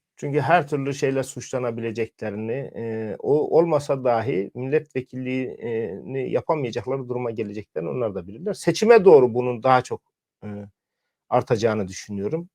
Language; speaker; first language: Turkish; native; Turkish